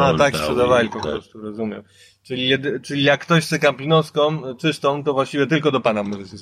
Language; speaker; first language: Polish; native; Polish